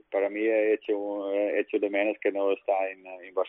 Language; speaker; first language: Spanish; non-native, learner; Dutch